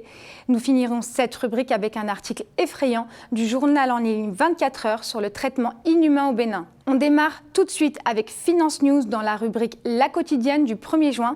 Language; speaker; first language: French; native; French